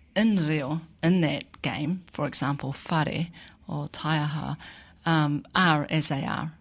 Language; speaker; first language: English; native; English